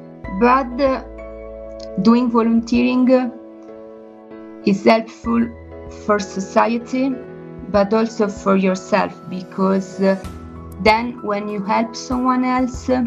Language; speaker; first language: English; non-native, learner; Italian